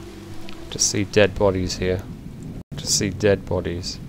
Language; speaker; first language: English; native; English